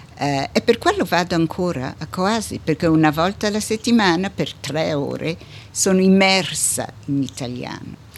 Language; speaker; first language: Italian; early bilingual, heritage; Italian